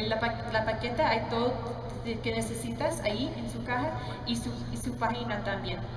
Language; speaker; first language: Spanish; non-native, learner; English